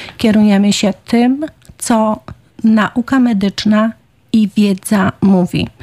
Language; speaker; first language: Polish; native; Polish